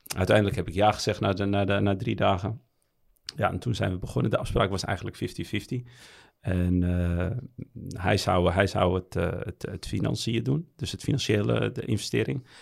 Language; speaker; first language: Dutch; early bilingual, other home language; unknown